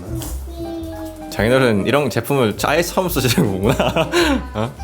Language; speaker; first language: Korean; native; Korean